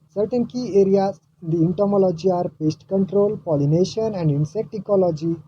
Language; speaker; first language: English; non-native, local second language; Marathi